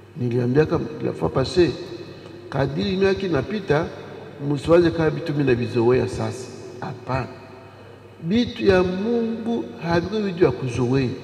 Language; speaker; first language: Swahili; native; Swahili